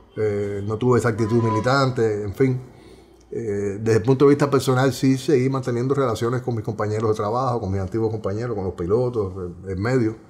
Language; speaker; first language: Spanish; native; Spanish